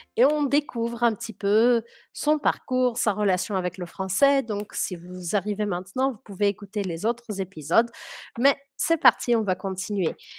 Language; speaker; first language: French; early bilingual, heritage; French